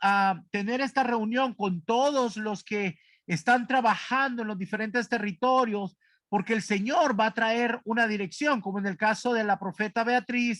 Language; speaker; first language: Spanish; native; Spanish